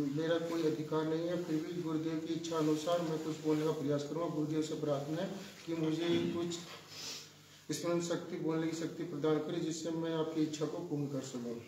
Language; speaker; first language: Hindi; native; Hindi